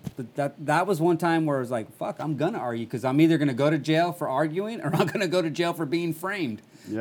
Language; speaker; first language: English; early bilingual, other home language; Spanish